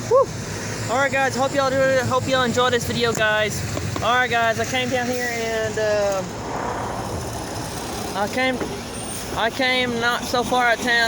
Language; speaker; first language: English; native; English